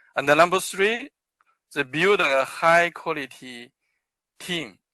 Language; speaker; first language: English; non-native, fluent; Chinese